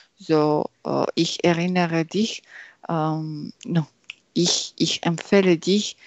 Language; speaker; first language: German; non-native, learner; French